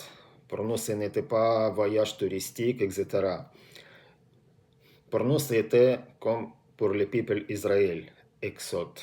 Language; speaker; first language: French; non-native, learner; Russian